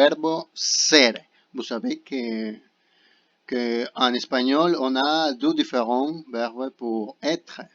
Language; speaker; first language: French; non-native, fluent; Spanish